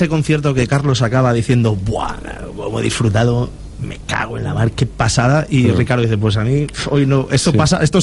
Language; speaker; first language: Spanish; native; Spanish